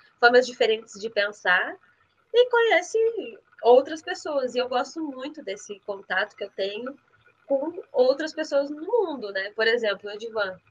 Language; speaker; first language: Portuguese; native; Portuguese